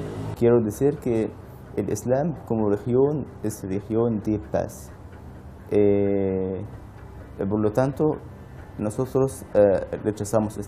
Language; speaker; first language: Spanish; non-native, learner; Arabic